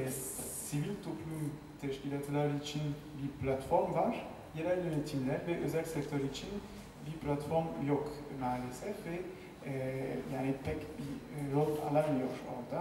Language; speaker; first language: Turkish; non-native, fluent; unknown